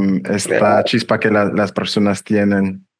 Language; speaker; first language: Spanish; non-native, fluent; English